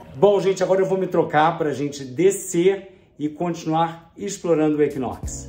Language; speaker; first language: Portuguese; native; Portuguese